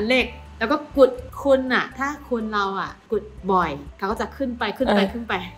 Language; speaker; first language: Thai; non-native, fluent; Chinese